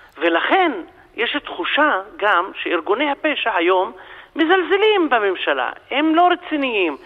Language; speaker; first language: Hebrew; non-native, local second language; Arabic